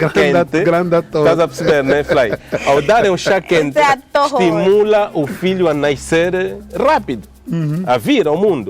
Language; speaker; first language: Portuguese; native; Portuguese